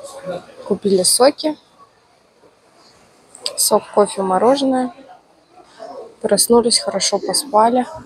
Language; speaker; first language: Russian; native; Russian